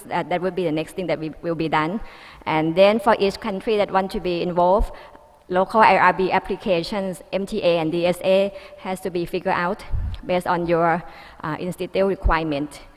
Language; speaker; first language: English; non-native, fluent; Thai